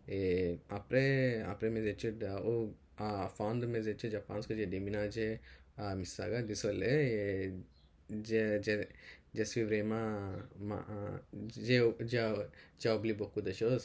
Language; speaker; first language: French; non-native, learner; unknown